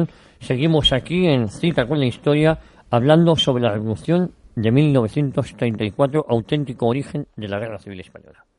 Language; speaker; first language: Spanish; native; Spanish